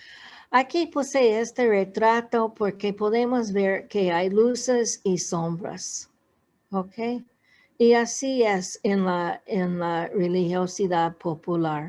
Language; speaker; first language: Spanish; non-native, fluent; English